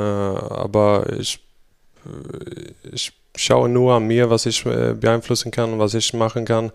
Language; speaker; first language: German; non-native, fluent; Swedish